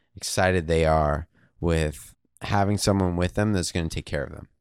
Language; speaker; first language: English; native; English